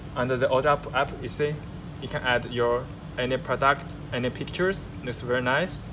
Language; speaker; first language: English; non-native, learner; Chinese